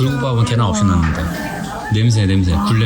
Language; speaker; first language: Korean; native; Korean